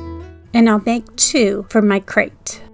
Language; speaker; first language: English; native; English